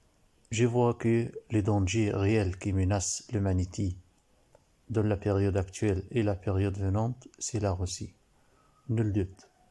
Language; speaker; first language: French; non-native, learner; Arabic